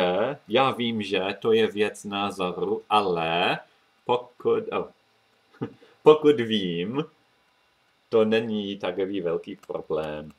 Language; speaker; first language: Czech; non-native, fluent; English